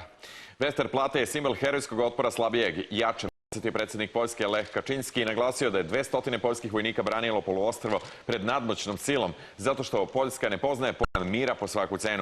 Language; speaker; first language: Serbian; native; Serbian